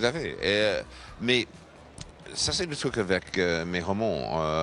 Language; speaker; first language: French; non-native, fluent; English